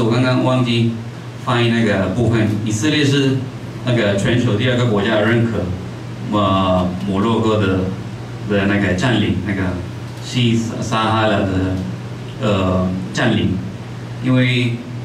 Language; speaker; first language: Chinese; native; Chinese